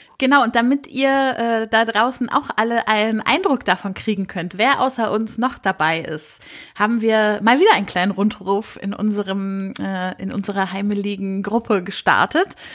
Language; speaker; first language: German; native; German